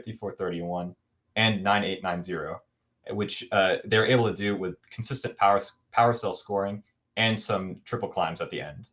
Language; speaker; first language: English; native; English